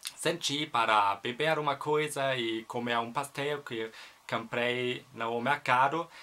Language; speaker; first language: Portuguese; non-native, fluent; German